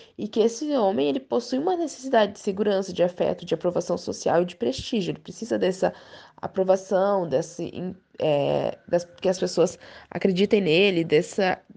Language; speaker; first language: Portuguese; native; Portuguese